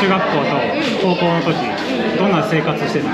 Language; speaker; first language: Japanese; native; Japanese